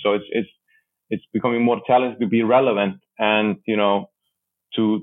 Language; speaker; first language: English; non-native, fluent; Icelandic